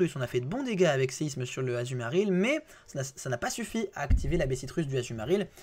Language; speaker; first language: French; native; French